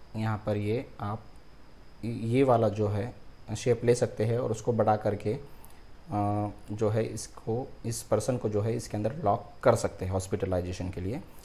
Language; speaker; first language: Hindi; non-native, local second language; Marathi